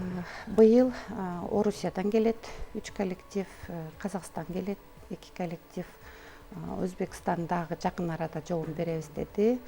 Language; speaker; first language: Kyrgyz; native; Kyrgyz